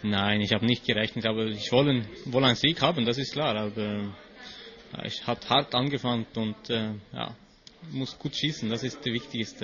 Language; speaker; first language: German; non-native, learner; Swedish